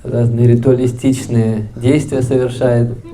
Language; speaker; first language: Russian; native; Russian